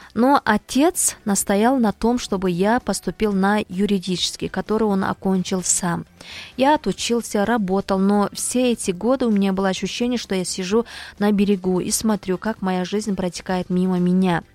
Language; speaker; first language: Russian; non-native, local second language; Kazakh